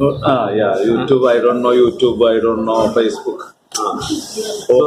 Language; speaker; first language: English; non-native, local second language; Malayalam